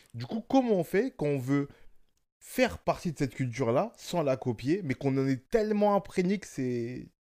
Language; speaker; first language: French; native; French